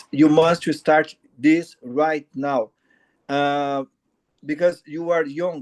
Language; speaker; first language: English; non-native, learner; Portuguese